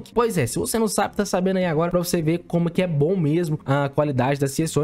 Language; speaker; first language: Portuguese; native; Portuguese